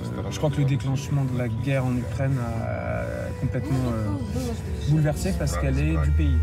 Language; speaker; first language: French; native; French